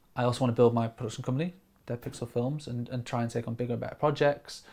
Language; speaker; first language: English; native; English